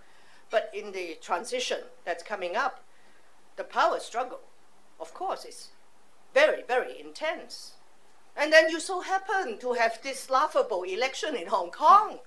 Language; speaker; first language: English; non-native, local second language; Cantonese